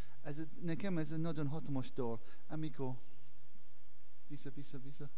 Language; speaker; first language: Hungarian; non-native, learner; English